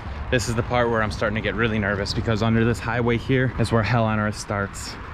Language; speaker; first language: English; native; English